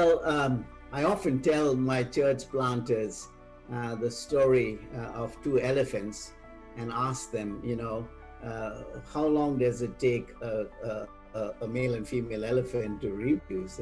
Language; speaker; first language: English; non-native, local second language; Tamil